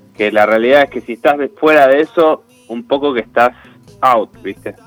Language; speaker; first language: Spanish; native; Spanish